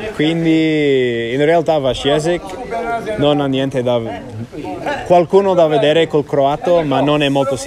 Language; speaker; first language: Italian; non-native, fluent; English